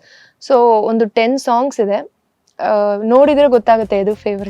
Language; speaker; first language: Kannada; early bilingual, heritage; Kannada